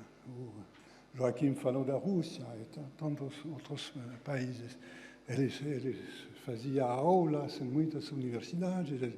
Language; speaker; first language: Portuguese; non-native, fluent; French